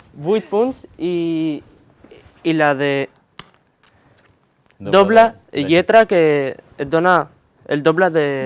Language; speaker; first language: Catalan; non-native, learner; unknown